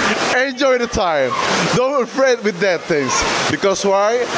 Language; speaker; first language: English; non-native, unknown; Indonesian